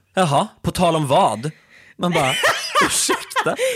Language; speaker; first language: Swedish; native; Swedish